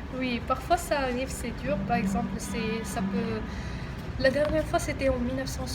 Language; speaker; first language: French; non-native, local second language; Arabic